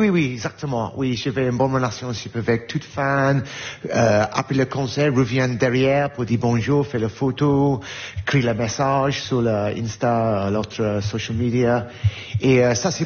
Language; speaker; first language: French; non-native, learner; English